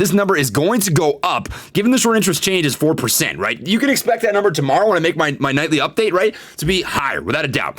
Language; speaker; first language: English; native; English